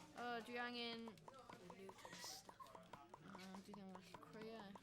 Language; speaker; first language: Welsh; non-native, local second language; English